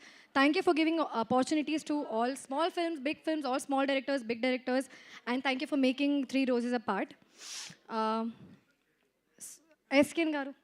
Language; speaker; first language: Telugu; non-native, fluent; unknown